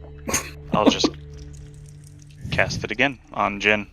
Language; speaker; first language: English; native; English